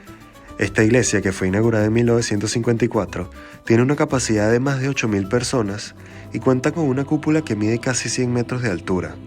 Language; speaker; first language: Spanish; native; Spanish